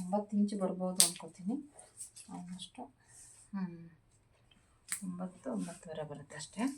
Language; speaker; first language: Kannada; native; Kannada